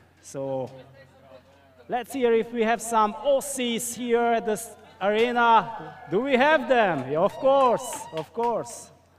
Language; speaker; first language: English; non-native, fluent; Hungarian